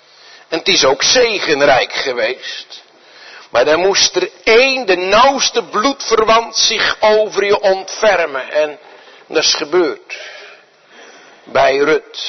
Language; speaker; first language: Dutch; native; Dutch